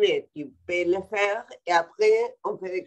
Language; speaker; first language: French; non-native, fluent; Spanish